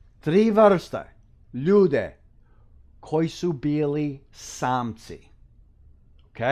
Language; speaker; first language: Croatian; early bilingual, heritage; Croatian